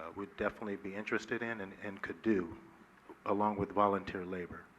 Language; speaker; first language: English; native; English